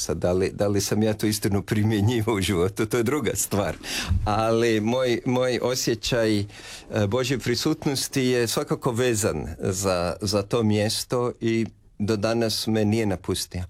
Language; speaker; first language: Serbian; native; Serbian